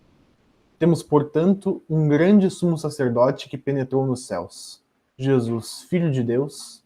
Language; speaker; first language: Portuguese; native; Portuguese